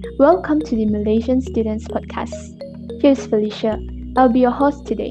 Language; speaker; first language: English; non-native, local second language; Chinese